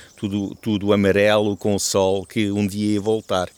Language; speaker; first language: Portuguese; non-native, fluent; German